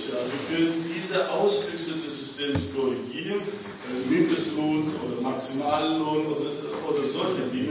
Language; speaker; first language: German; non-native, fluent; Greek